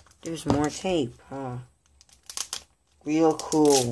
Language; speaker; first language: English; native; English